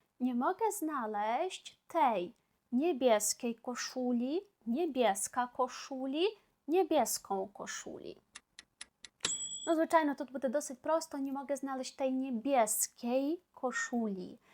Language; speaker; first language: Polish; non-native, fluent; Ukrainian